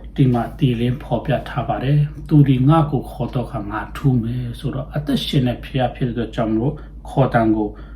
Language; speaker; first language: Burmese; non-native, local second language; Tedim Chin